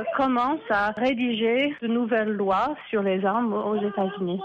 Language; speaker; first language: French; non-native, fluent; English